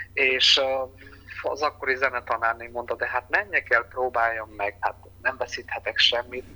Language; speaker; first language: Hungarian; native; Hungarian